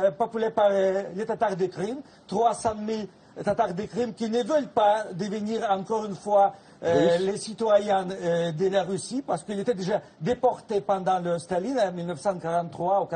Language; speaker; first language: French; non-native, fluent; Russian